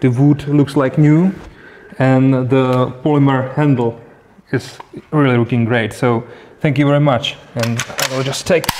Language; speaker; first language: English; non-native, fluent; Czech